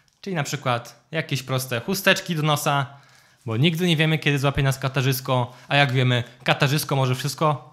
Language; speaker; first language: Polish; native; Polish